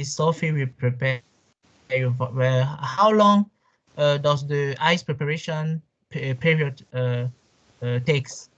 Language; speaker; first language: English; non-native, local second language; French